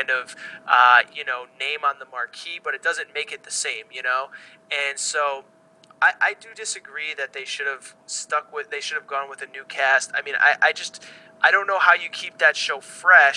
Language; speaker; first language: English; native; English